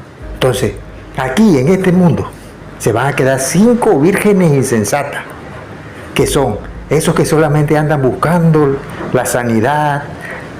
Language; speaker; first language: Spanish; native; Spanish